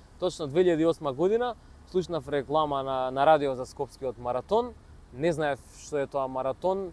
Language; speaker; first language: Macedonian; native; Macedonian